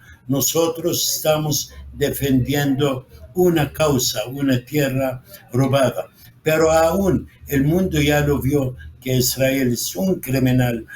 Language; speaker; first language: Spanish; non-native, fluent; Arabic